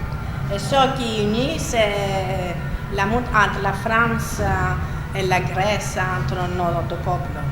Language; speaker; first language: French; non-native, fluent; Greek